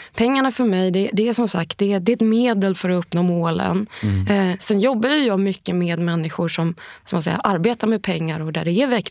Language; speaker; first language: Swedish; early bilingual, heritage; Swedish